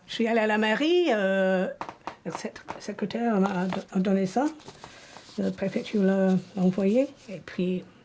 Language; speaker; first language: French; non-native, fluent; English